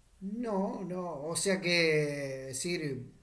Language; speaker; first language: Spanish; native; Spanish